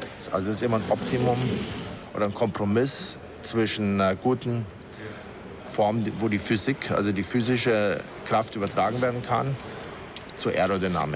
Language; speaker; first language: German; native; German